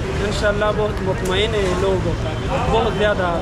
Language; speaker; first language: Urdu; non-native, local second language; Pashto